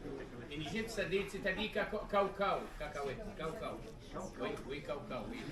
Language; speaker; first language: French; non-native, learner; Arabic